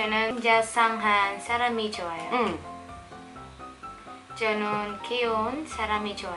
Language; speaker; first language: Korean; non-native, learner; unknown